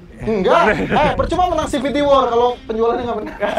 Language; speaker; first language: Indonesian; native; Indonesian